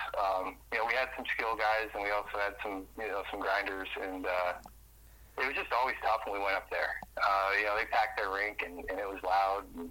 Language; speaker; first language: English; native; English